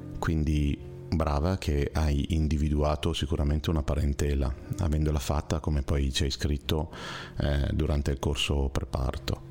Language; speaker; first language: Italian; native; Italian